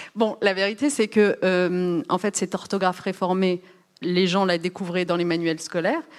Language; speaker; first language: French; early bilingual, other home language; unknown